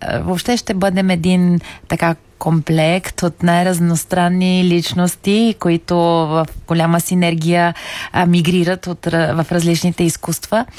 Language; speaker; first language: Bulgarian; native; Bulgarian